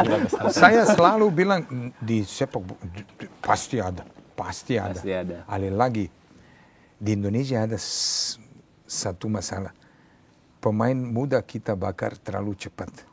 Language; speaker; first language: Indonesian; non-native, fluent; Serbian